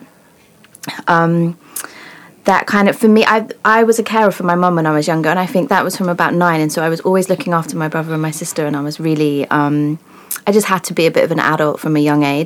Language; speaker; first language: English; native; English